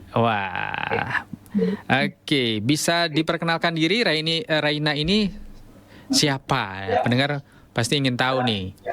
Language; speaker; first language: Indonesian; native; Indonesian